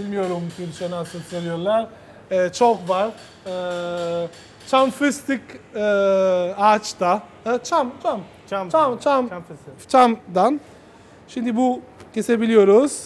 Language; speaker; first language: Turkish; non-native, learner; Italian